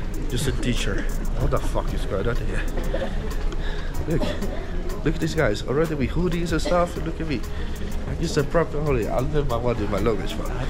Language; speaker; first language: English; non-native, fluent; Spanish